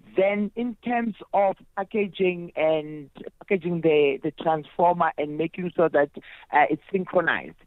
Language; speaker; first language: English; non-native, local second language; Zulu